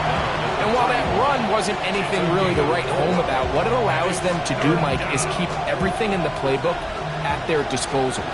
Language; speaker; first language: English; native; English